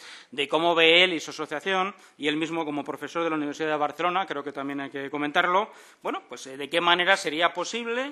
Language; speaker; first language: Spanish; native; Spanish